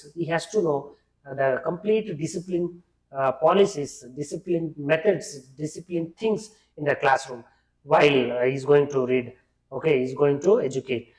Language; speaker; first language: English; non-native, local second language; Kannada